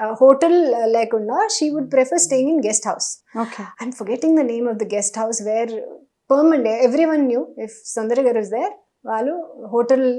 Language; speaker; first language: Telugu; non-native, learner; Hindi